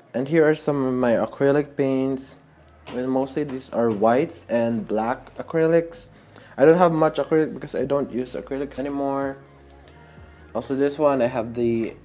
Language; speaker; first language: English; non-native, local second language; Filipino